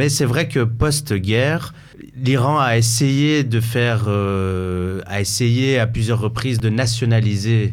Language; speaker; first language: French; early bilingual, other home language; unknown